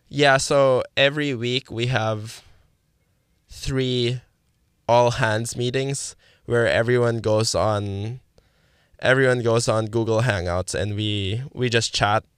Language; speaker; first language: English; non-native, local second language; Filipino